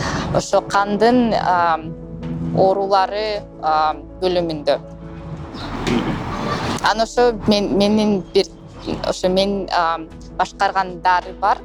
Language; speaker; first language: Kyrgyz; non-native, local second language; Russian